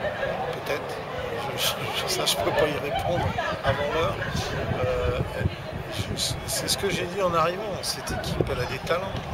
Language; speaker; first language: French; native; French